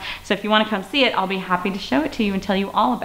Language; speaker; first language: English; native; English